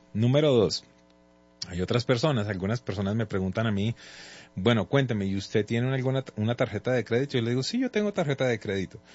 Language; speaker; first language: Spanish; native; Spanish